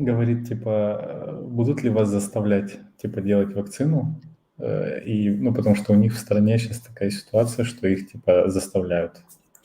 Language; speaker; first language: Russian; native; Russian